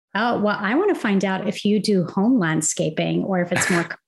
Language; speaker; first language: English; non-native, fluent; Arabic